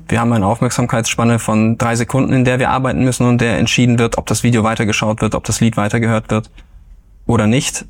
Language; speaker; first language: German; native; German